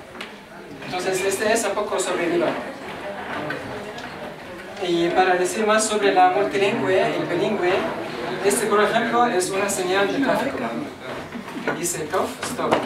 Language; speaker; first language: Spanish; non-native, learner; Arabic